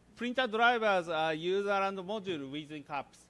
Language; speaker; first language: English; non-native, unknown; Japanese